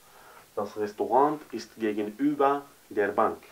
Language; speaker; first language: German; non-native, fluent; Arabic